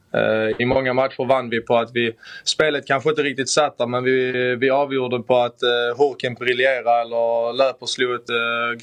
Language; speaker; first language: Swedish; native; Swedish